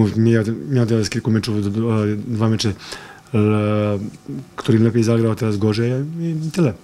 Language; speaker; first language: Polish; non-native, fluent; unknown